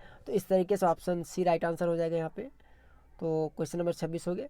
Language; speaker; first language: Hindi; native; Hindi